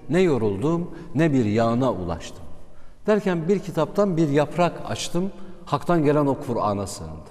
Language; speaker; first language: Turkish; non-native, local second language; Kurdish